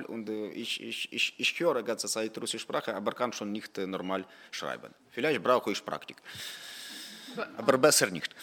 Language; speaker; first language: German; non-native, fluent; Ukrainian